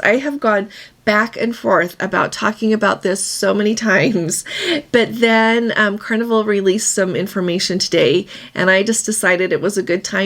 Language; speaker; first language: English; native; English